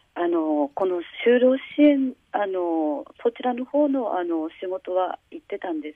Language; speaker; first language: Japanese; native; Japanese